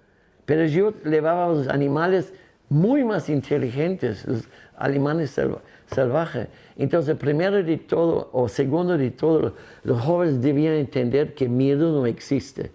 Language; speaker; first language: Spanish; non-native, fluent; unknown